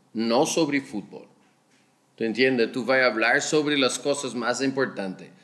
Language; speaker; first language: Spanish; non-native, learner; Dutch